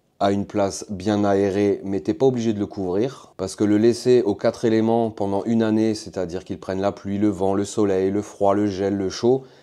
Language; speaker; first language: French; native; French